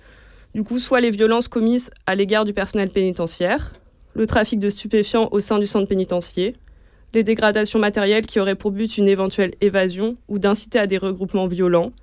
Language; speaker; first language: French; native; French